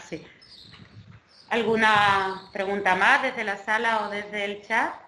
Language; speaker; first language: Spanish; native; Spanish